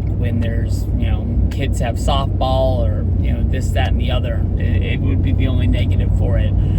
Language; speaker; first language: English; native; English